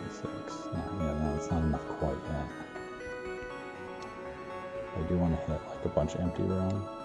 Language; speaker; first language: English; native; English